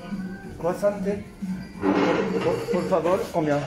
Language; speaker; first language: Spanish; non-native, learner; French